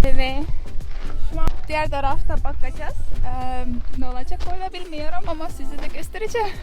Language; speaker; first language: Turkish; non-native, learner; Estonian